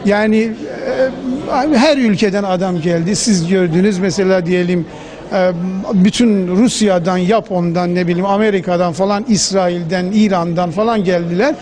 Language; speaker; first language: Turkish; non-native, fluent; Persian